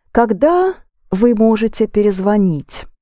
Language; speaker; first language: Russian; non-native, fluent; English